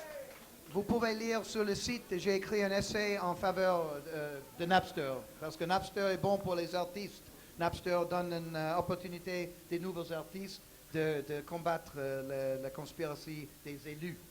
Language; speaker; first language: French; non-native, learner; English